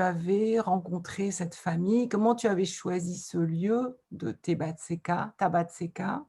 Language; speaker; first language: French; native; French